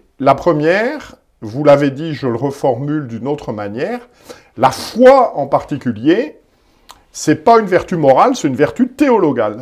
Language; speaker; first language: French; native; French